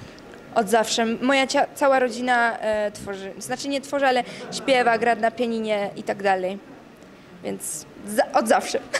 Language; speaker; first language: Polish; early bilingual, heritage; Polish